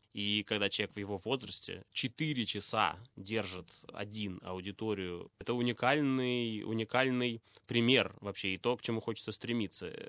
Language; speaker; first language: Russian; native; Russian